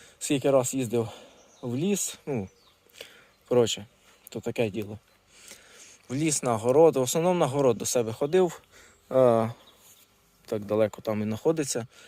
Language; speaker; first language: Ukrainian; non-native, local second language; Russian